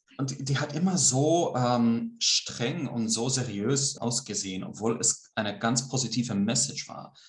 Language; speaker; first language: German; early bilingual, heritage; Swiss German